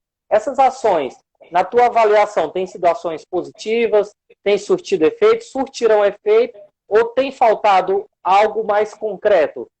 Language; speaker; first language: Portuguese; native; Portuguese